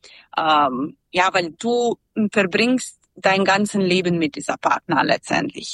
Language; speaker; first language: German; non-native, fluent; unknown